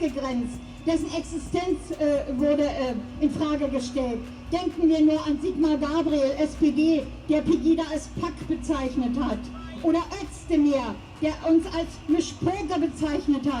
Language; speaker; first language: German; native; German